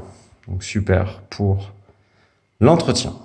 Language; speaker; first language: French; native; French